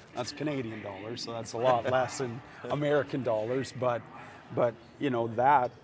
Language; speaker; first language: English; native; English